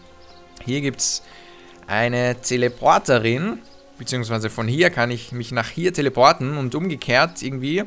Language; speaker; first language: German; native; German